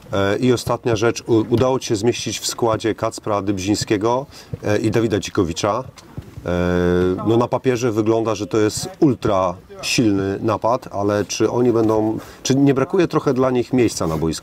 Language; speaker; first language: Polish; native; Polish